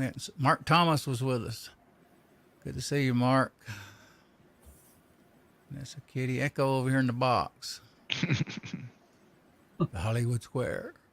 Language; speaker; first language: English; native; English